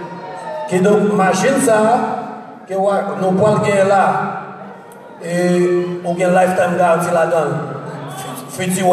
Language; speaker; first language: French; non-native, local second language; Haitian Creole